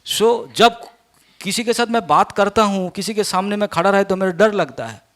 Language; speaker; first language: Hindi; non-native, local second language; Bangla